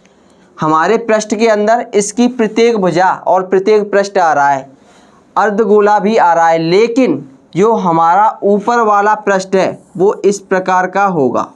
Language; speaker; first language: Hindi; native; Hindi